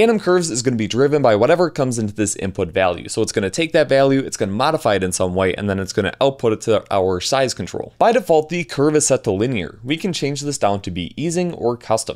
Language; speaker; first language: English; native; English